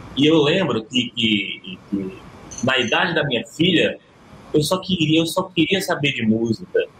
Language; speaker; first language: Portuguese; native; Portuguese